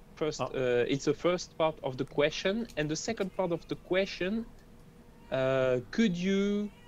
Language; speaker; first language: English; non-native, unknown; French